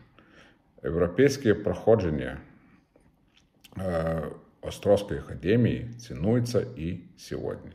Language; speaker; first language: Ukrainian; non-native, fluent; Lithuanian